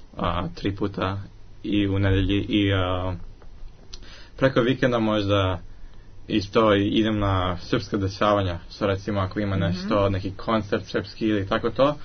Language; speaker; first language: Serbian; early bilingual, heritage; English